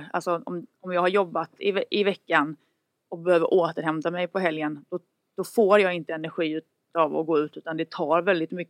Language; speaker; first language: Swedish; native; Swedish